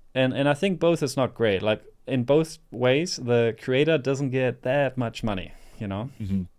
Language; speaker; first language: English; non-native, fluent; German